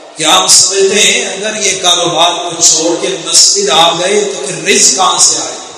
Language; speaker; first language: Urdu; native; Urdu